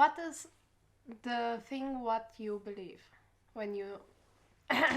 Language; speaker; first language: English; non-native, learner; German